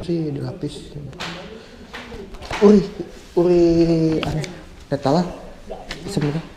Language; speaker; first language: Korean; non-native, learner; Indonesian